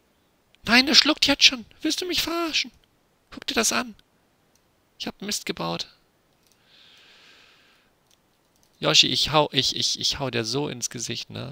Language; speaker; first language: German; native; German